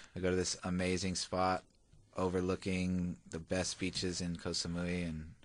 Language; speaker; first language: English; native; English